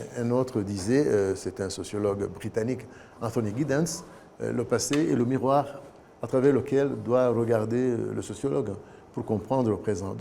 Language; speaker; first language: French; non-native, local second language; Kinyarwanda